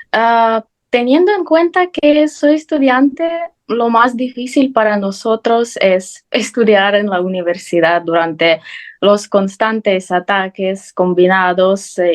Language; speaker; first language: Spanish; non-native, fluent; Ukrainian